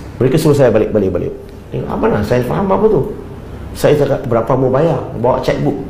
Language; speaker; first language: Malay; non-native, local second language; Chinese